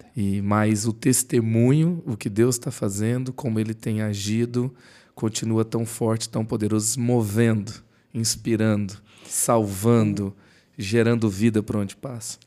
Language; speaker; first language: Portuguese; native; Portuguese